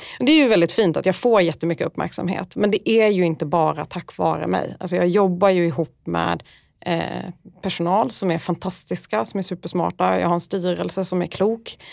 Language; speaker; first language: Swedish; early bilingual, other home language; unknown